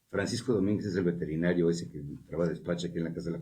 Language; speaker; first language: Spanish; native; Spanish